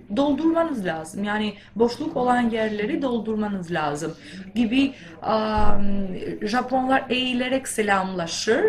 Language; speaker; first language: Turkish; non-native, fluent; Albanian